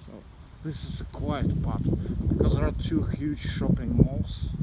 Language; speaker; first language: English; non-native, fluent; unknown